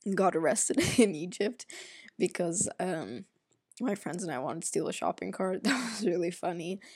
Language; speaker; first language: English; non-native, fluent; Arabic